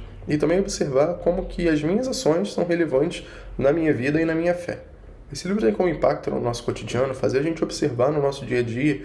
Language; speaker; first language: Portuguese; native; Portuguese